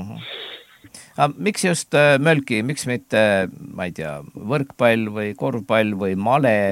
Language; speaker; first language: Estonian; native; Estonian